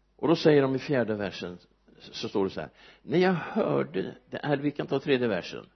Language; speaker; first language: Swedish; native; Swedish